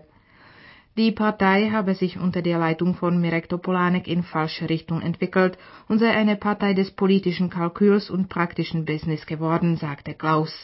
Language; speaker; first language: German; non-native, fluent; Czech